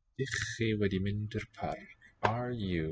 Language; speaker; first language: Welsh; non-native, learner; English